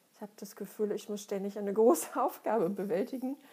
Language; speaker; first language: German; non-native, fluent; Russian